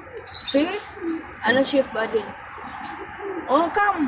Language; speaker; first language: Arabic; non-native, learner; Cebuano